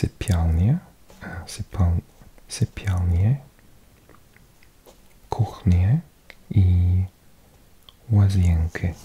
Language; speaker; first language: Polish; non-native, learner; English